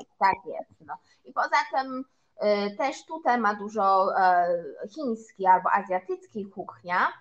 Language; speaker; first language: Polish; non-native, learner; Chinese